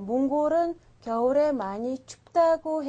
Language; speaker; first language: Korean; non-native, fluent; Mongolian